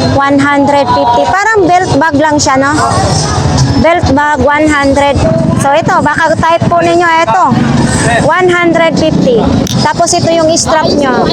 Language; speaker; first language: Filipino; non-native, local second language; Cebuano